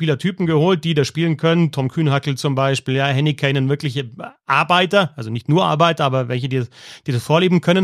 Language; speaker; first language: German; native; German